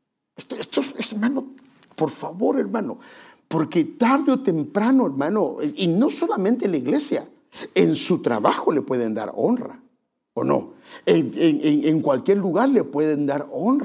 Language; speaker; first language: Spanish; native; Spanish